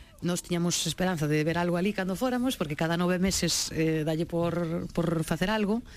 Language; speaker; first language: Galician; non-native, local second language; Spanish